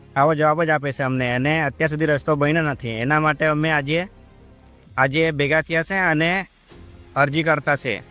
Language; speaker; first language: Gujarati; non-native, local second language; Gamit